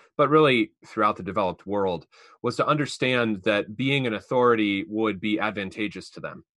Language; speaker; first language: English; native; English